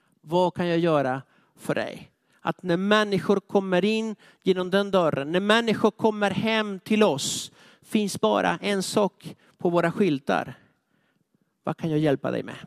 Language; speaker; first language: Swedish; non-native, fluent; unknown